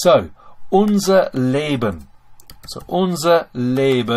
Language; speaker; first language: German; non-native, fluent; English